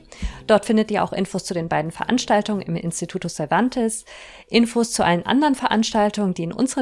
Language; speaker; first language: German; native; German